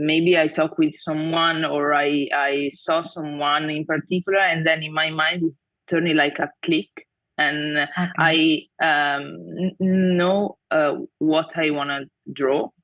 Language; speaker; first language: English; non-native, fluent; Italian